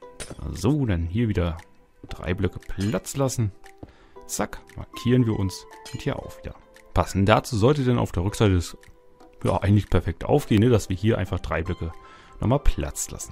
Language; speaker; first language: German; native; German